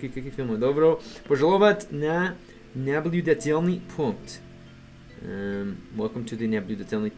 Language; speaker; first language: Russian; non-native, learner; English